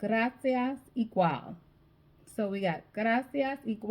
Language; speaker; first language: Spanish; non-native, learner; English